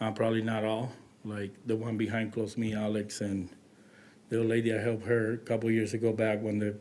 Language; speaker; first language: English; non-native, learner; Spanish